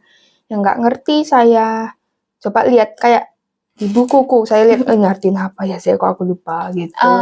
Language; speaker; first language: Indonesian; non-native, local second language; English